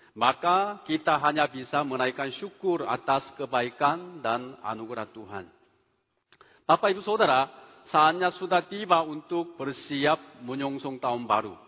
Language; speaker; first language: Indonesian; non-native, fluent; Korean